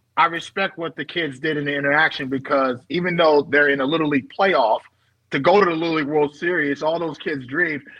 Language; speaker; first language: English; native; English